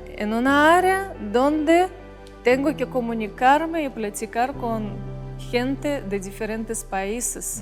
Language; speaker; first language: Spanish; non-native, fluent; Russian